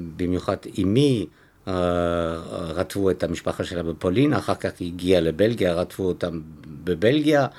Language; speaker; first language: Hebrew; non-native, fluent; French